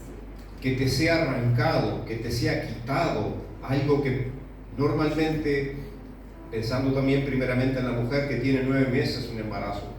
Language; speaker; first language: Spanish; native; Spanish